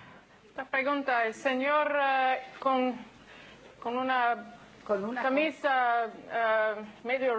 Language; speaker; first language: Spanish; non-native, fluent; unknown